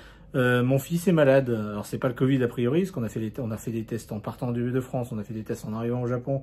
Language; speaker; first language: French; native; French